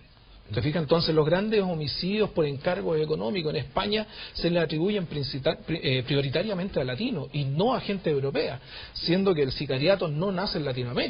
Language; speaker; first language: Spanish; native; Spanish